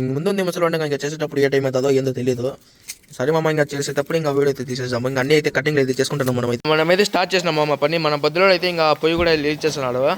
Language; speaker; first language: Telugu; non-native, local second language; Urdu